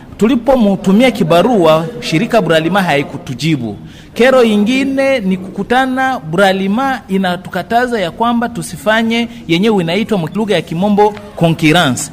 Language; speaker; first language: Swahili; native; Swahili